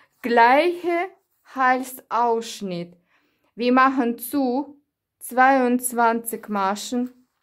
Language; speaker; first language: German; non-native, learner; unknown